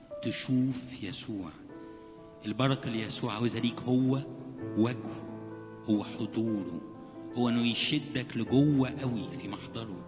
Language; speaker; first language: Arabic; native; Arabic